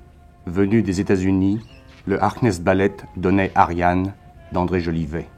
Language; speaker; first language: French; native; French